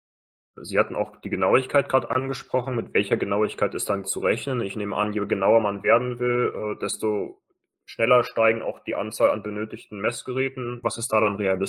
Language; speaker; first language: German; native; German